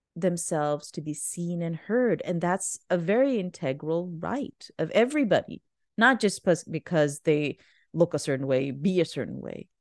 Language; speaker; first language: English; non-native, local second language; Urdu